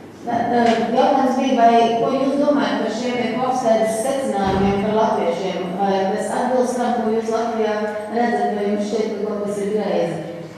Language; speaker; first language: Latvian; native; Latvian